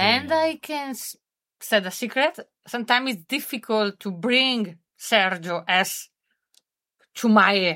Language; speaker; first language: English; non-native, learner; Italian